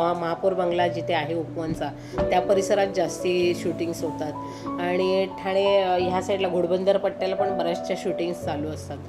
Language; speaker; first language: Marathi; non-native, local second language; Kannada